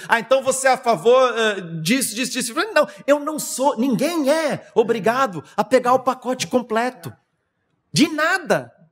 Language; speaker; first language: Portuguese; non-native, fluent; German